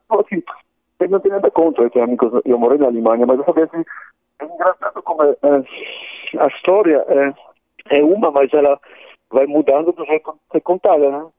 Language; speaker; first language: Portuguese; non-native, fluent; Polish